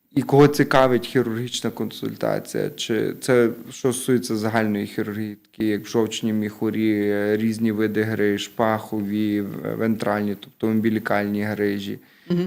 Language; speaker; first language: Ukrainian; native; Ukrainian